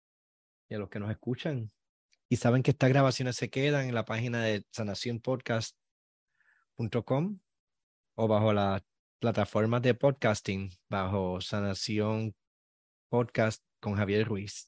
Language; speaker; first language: Spanish; native; Spanish